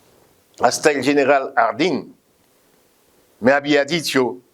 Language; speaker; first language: Spanish; non-native, fluent; French